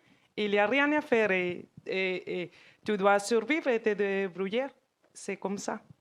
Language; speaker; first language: French; non-native, fluent; Spanish